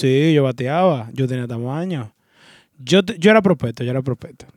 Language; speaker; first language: Spanish; native; Spanish